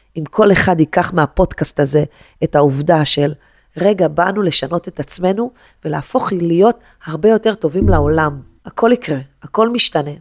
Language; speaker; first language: Hebrew; native; Hebrew